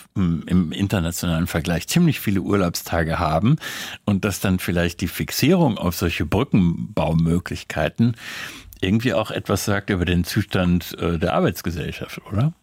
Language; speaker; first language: German; native; German